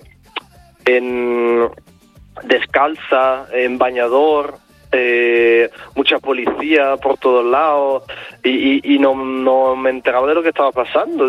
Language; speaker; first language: Spanish; non-native, fluent; Italian